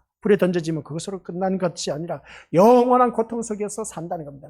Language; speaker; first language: Korean; native; Korean